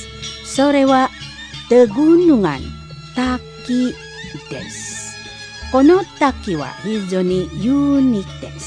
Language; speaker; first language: Japanese; non-native, learner; Indonesian